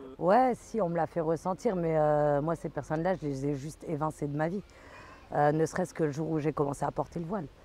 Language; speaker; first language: French; native; French